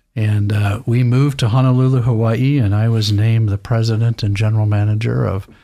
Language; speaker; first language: English; native; English